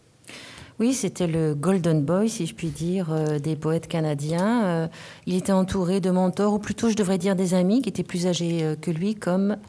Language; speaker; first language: French; native; French